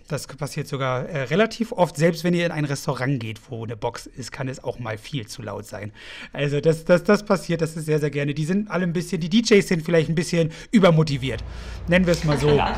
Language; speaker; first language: German; native; German